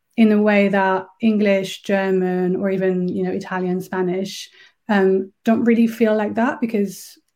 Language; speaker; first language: English; non-native, fluent; French